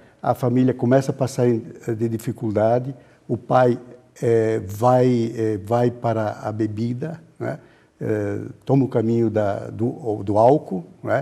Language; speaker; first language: Portuguese; native; Portuguese